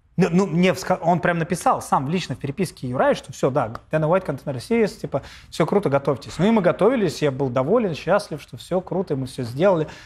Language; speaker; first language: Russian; native; Russian